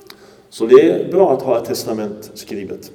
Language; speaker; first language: Swedish; early bilingual, other home language; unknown